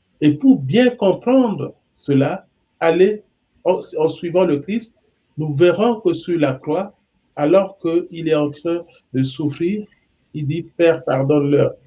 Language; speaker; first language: French; non-native, local second language; Sango